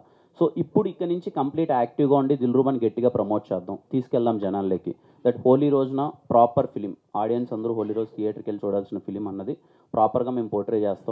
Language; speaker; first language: Telugu; native; Telugu